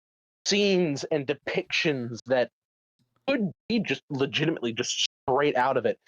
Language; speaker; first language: English; native; English